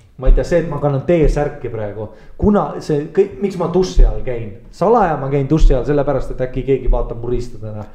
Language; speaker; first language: Estonian; early bilingual, heritage; Estonian